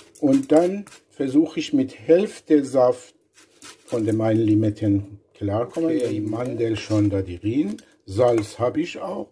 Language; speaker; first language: German; non-native, learner; Persian